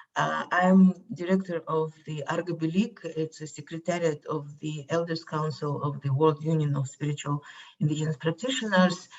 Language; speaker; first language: English; non-native, fluent; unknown